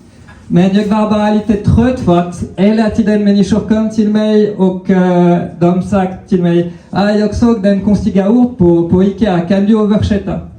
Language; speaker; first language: Swedish; non-native, fluent; French